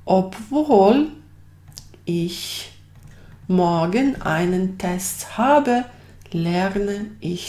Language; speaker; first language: German; non-native, fluent; Bosnian